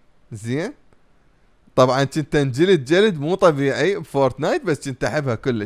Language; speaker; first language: Arabic; native; Arabic